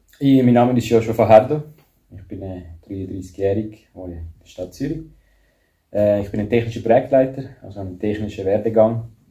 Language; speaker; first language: German; early bilingual, other home language; Spanish